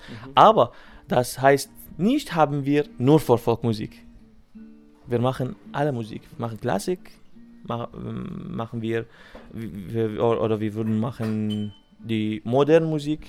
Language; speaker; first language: German; non-native, learner; Arabic